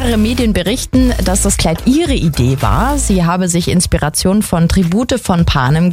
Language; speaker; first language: German; native; German